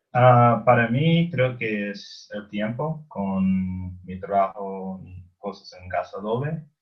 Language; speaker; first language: Spanish; non-native, learner; English